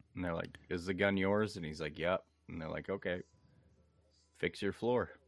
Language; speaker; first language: English; native; English